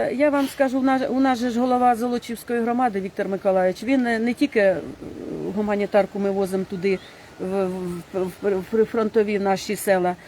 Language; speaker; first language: Ukrainian; native; Ukrainian